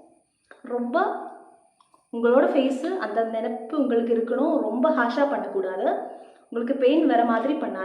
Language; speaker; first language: Tamil; non-native, learner; Malayalam